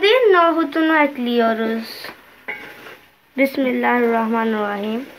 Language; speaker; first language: Turkish; non-native, learner; Urdu